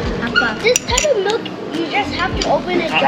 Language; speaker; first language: English; early bilingual, other home language; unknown